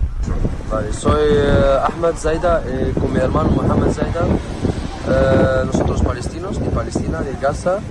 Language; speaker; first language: Spanish; non-native, learner; Arabic